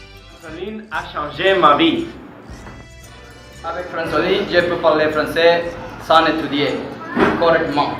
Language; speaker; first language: French; non-native, learner; Spanish